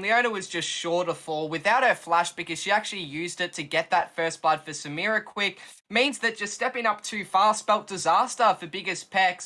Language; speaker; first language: English; native; English